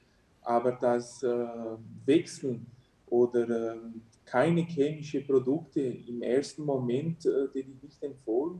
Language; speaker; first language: German; early bilingual, heritage; German